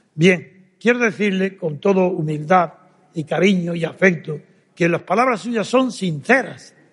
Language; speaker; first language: Spanish; native; Spanish